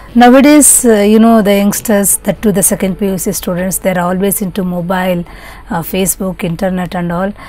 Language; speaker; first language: English; non-native, local second language; Kannada